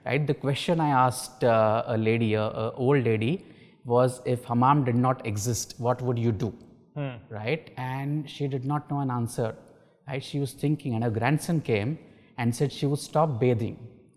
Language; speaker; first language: English; non-native, local second language; Marathi